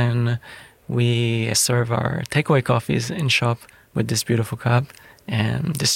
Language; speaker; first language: English; native; English